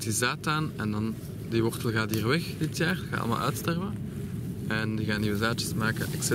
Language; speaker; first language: Dutch; native; Dutch